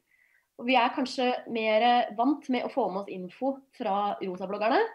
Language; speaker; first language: Norwegian; native; Norwegian